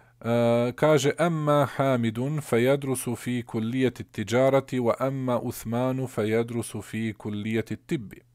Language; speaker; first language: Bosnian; early bilingual, heritage; Bosnian